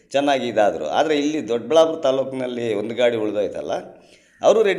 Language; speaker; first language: Kannada; non-native, local second language; Telugu